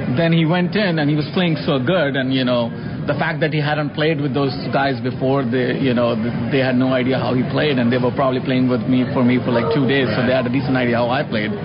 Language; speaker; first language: English; non-native, local second language; Hindi